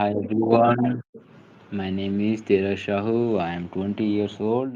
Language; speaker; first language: English; non-native, local second language; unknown